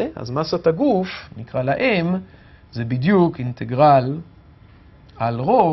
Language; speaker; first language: Hebrew; native; Hebrew